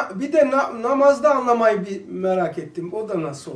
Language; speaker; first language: Turkish; native; Turkish